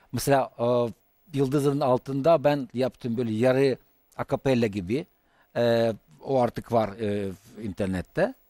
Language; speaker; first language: Turkish; non-native, fluent; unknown